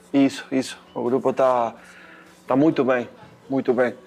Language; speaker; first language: Portuguese; non-native, fluent; Spanish